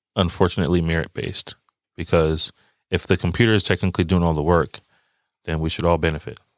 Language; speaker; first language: English; early bilingual, other home language; Yoruba